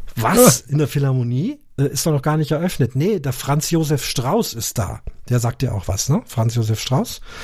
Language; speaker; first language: German; native; German